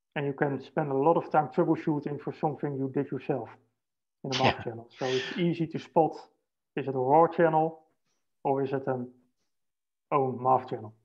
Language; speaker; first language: English; non-native, fluent; Dutch